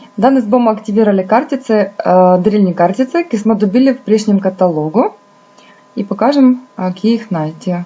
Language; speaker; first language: Slovenian; non-native, fluent; Russian